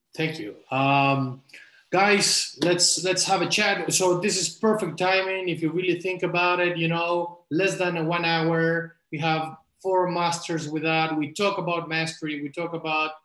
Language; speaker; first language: English; non-native, fluent; Spanish